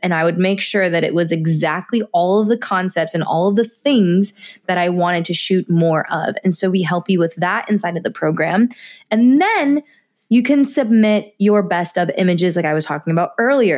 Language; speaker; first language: English; native; English